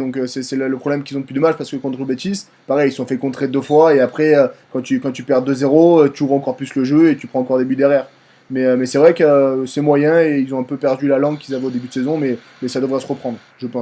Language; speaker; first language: French; native; French